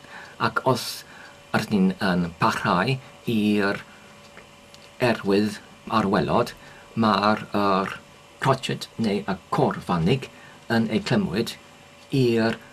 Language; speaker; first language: Welsh; non-native, learner; English